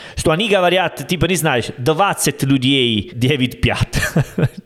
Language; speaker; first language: Russian; non-native, fluent; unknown